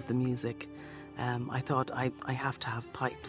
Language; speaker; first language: English; native; English